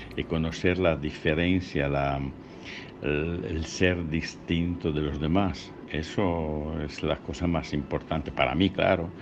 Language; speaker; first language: Spanish; non-native, learner; Italian